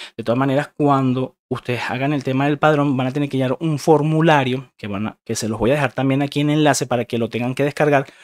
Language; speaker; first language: Spanish; native; Spanish